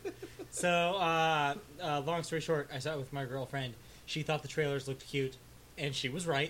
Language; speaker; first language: English; native; English